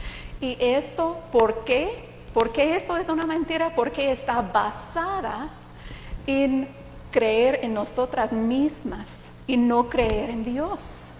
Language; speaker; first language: Spanish; non-native, fluent; English